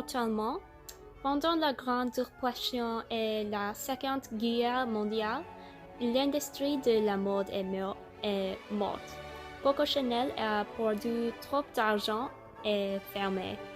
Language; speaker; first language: French; non-native, learner; English